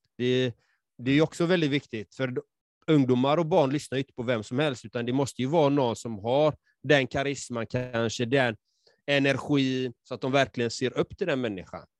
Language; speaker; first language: Swedish; native; Swedish